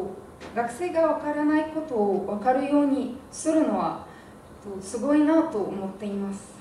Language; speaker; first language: Japanese; non-native, fluent; Arabic